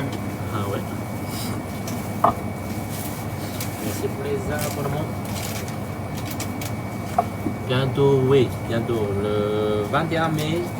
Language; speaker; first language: French; non-native, local second language; Chinese